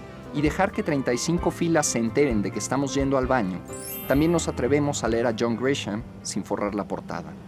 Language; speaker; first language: Spanish; native; Spanish